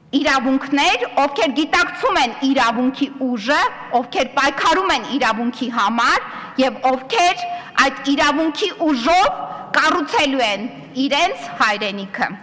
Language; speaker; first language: Armenian; native; Armenian